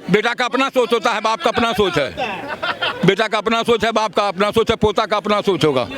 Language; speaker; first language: Hindi; native; Hindi